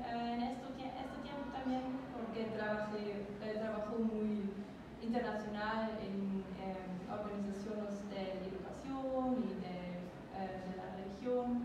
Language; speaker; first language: Spanish; non-native, learner; German